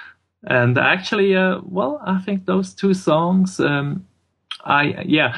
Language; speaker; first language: English; non-native, fluent; German